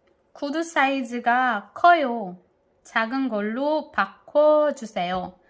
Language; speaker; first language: Korean; non-native, fluent; Filipino